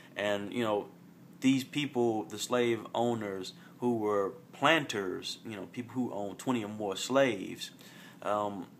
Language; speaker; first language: English; native; English